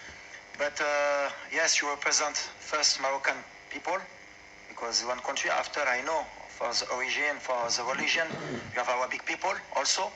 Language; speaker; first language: English; non-native, learner; French